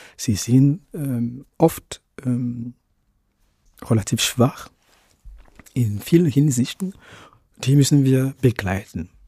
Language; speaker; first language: German; non-native, fluent; Ewe